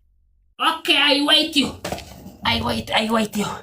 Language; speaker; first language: English; non-native, learner; Oromo